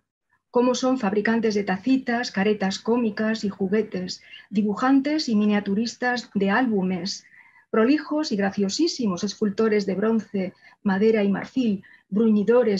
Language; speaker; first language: Spanish; native; Spanish